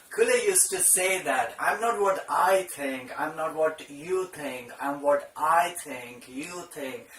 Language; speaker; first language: English; non-native, local second language; Telugu